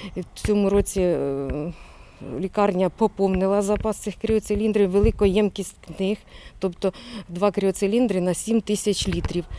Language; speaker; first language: Ukrainian; native; Ukrainian